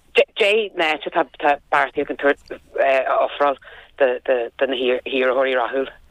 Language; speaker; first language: Irish; native; Irish